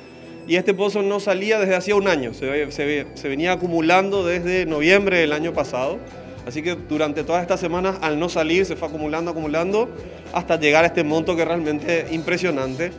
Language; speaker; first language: Spanish; native; Spanish